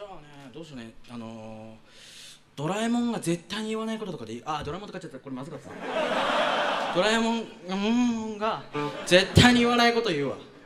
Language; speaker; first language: Japanese; native; Japanese